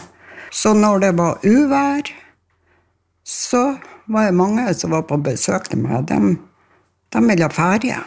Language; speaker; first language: Norwegian; native; Norwegian